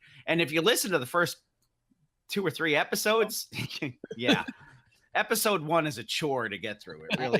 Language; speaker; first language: English; native; English